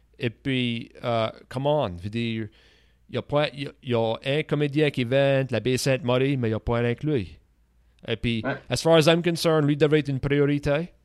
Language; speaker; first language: French; native; French